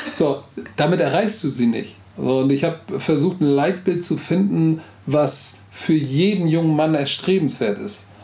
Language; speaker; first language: German; native; German